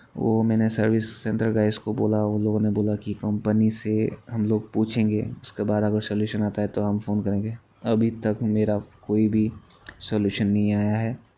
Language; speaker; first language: Hindi; non-native, local second language; Assamese